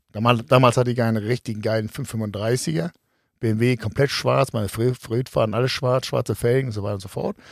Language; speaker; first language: German; non-native, fluent; Danish